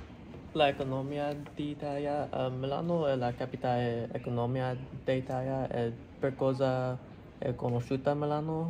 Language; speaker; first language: Italian; non-native, learner; English